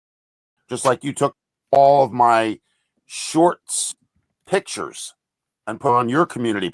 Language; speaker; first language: English; native; English